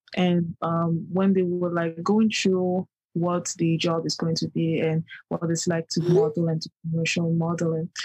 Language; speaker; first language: English; early bilingual, other home language; Yoruba